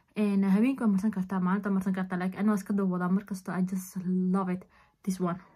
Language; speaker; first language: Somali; early bilingual, heritage; Somali